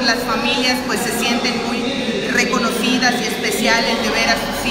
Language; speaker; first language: Spanish; native; Spanish